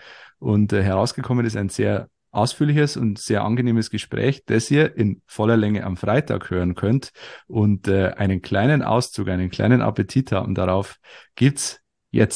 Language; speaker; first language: German; native; German